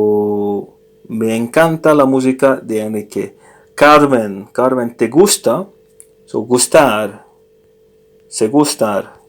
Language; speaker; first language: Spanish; non-native, learner; English